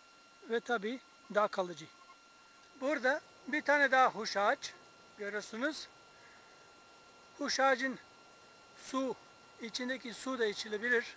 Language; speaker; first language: Turkish; non-native, fluent; English